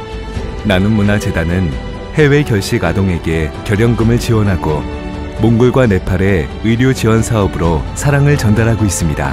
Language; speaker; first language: Korean; native; Korean